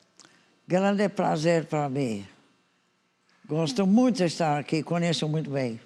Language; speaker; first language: Portuguese; non-native, fluent; English